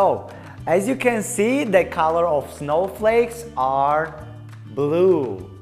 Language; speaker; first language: English; non-native, learner; Tajik